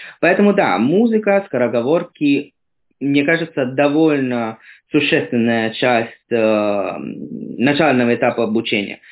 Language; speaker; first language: Russian; non-native, fluent; Italian